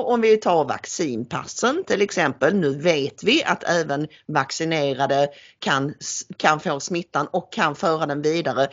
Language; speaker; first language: Swedish; native; Swedish